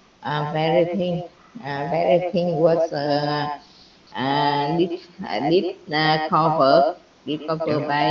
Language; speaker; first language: English; non-native, learner; Vietnamese